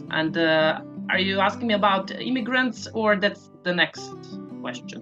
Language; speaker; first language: English; non-native, fluent; Serbian